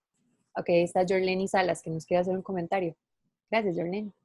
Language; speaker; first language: Spanish; native; Spanish